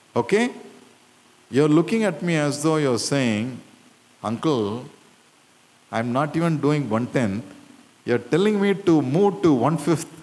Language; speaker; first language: English; non-native, local second language; Tamil